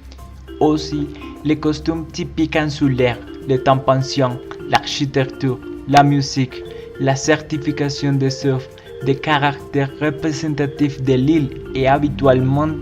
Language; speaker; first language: French; non-native, learner; Spanish